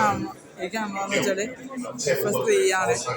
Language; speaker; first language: Malayalam; native; Malayalam